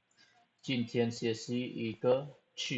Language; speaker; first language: Chinese; non-native, fluent; Khmer